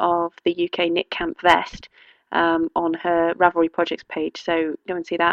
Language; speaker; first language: English; native; English